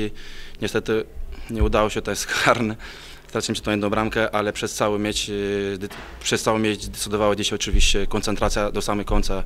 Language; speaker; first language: Polish; non-native, fluent; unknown